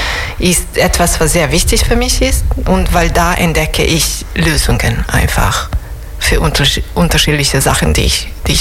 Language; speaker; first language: German; non-native, fluent; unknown